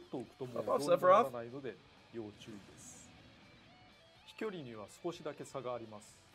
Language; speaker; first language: Japanese; native; Japanese